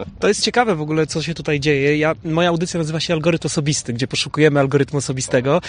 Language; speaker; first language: Polish; native; Polish